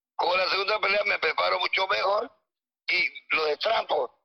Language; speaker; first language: Spanish; native; Spanish